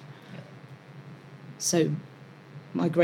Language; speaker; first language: English; native; English